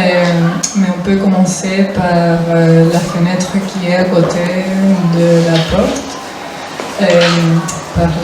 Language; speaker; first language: French; non-native, fluent; Spanish